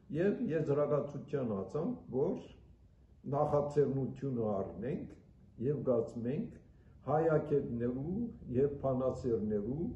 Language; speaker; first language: Armenian; early bilingual, heritage; Armenian